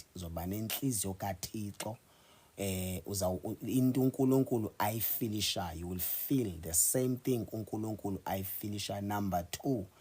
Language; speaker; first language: Zulu; non-native, local second language; Xhosa